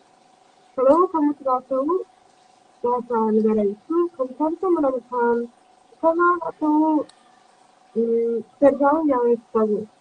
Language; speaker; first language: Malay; non-native, fluent; Turkish